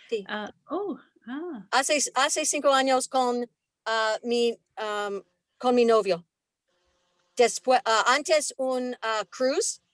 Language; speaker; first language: Spanish; non-native, learner; English